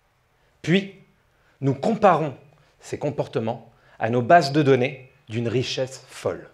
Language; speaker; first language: French; native; French